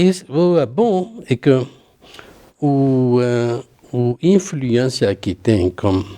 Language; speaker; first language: Portuguese; non-native, learner; Arabic